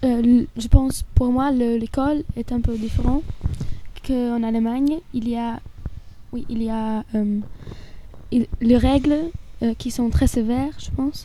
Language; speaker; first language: French; non-native, learner; German